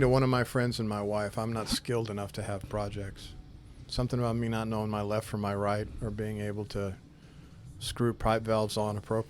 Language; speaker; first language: English; native; English